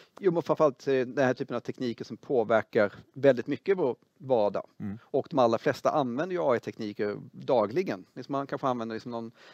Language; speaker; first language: Swedish; native; Swedish